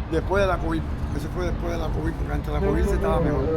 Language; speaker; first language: Spanish; native; Spanish